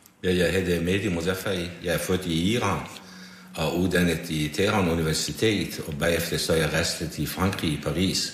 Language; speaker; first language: Danish; non-native, fluent; Persian